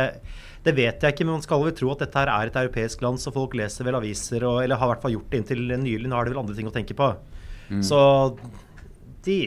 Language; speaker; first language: Norwegian; native; Norwegian